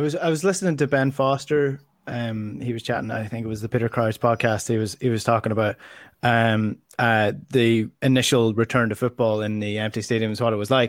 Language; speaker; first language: English; native; English